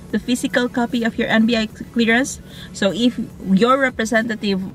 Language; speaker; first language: English; non-native, local second language; Cebuano